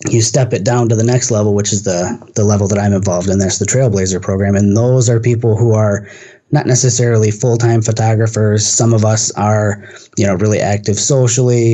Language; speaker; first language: English; native; English